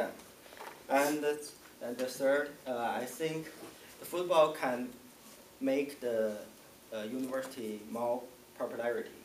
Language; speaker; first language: English; non-native, learner; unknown